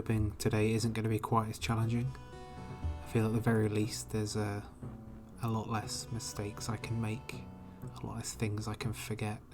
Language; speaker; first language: English; native; English